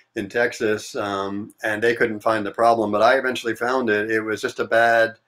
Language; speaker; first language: English; native; English